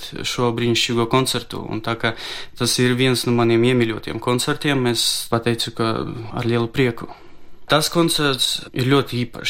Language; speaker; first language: Latvian; non-native, local second language; Russian